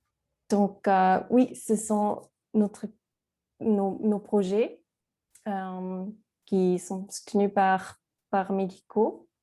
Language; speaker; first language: French; non-native, fluent; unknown